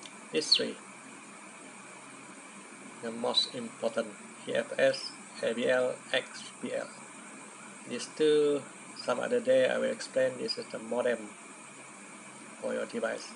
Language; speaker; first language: English; non-native, local second language; Malay